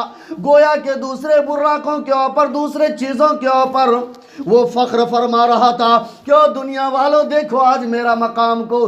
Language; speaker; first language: Urdu; native; Urdu